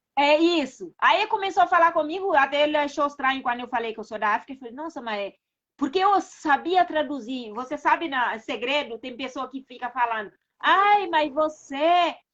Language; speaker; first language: Portuguese; non-native, local second language; Kabuverdianu